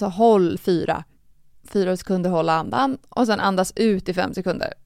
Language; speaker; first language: Swedish; native; Swedish